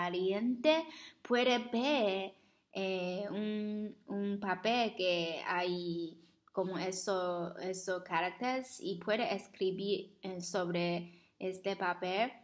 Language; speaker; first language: Spanish; non-native, learner; Chinese